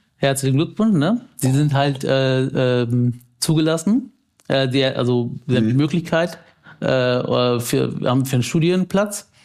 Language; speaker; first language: German; early bilingual, other home language; Tamil